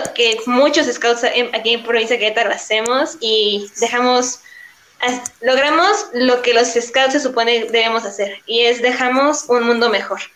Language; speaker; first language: Spanish; native; Spanish